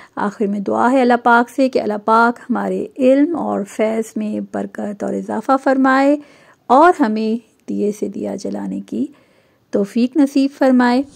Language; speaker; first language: Urdu; native; Urdu